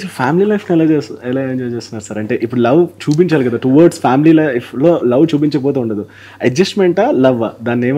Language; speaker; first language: Telugu; native; Telugu